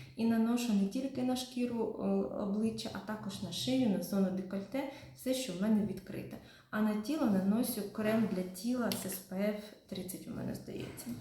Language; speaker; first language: Ukrainian; non-native, local second language; Russian